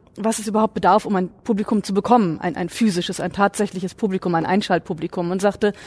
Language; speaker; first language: German; native; German